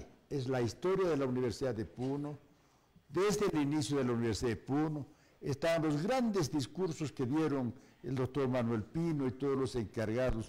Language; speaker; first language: Spanish; native; Spanish